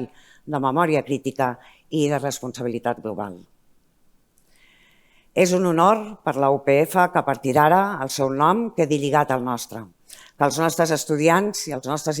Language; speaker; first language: Catalan; native; Catalan